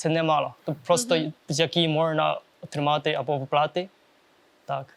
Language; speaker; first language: Ukrainian; non-native, learner; Chinese